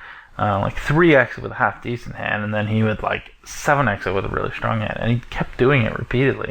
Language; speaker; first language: English; native; English